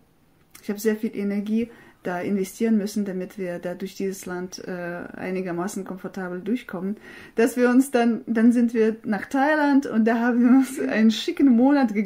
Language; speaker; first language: German; non-native, fluent; Russian